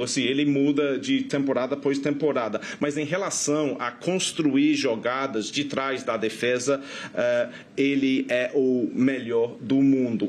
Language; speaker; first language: Portuguese; non-native, fluent; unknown